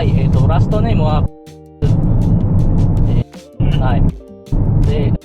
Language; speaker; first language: Japanese; non-native, fluent; Filipino